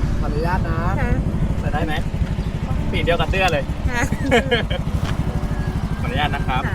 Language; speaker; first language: Thai; native; Thai